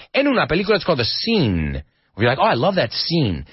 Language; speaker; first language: English; native; English